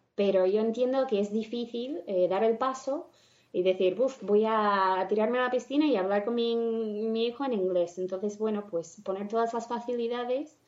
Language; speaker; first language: Spanish; non-native, fluent; English